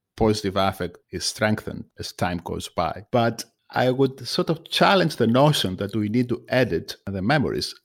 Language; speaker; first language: English; non-native, fluent; Greek